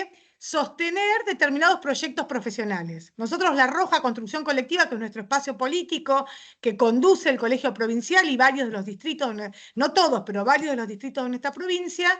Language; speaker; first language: Spanish; native; Spanish